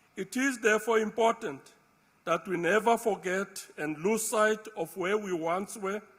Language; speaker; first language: English; non-native, local second language; Afrikaans